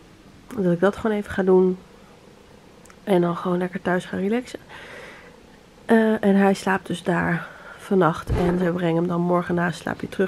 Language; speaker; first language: Dutch; native; Dutch